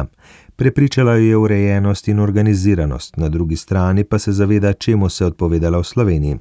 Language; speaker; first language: Slovenian; native; Slovenian